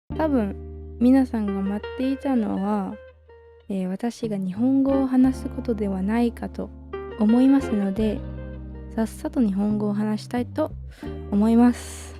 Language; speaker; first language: Japanese; non-native, fluent; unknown